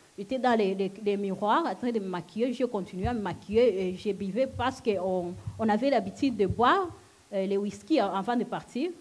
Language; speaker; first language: French; non-native, local second language; Lingala